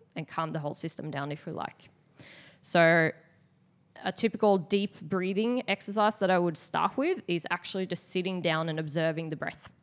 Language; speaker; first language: English; non-native, fluent; Swedish